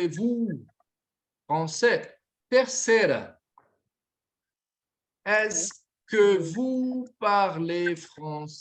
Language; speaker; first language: French; non-native, fluent; Portuguese